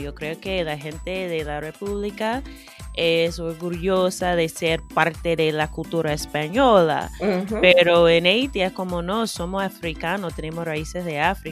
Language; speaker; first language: Spanish; non-native, fluent; English